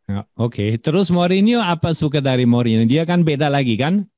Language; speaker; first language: Indonesian; non-native, fluent; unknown